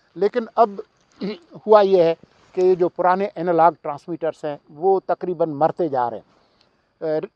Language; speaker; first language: Urdu; non-native, local second language; Sindhi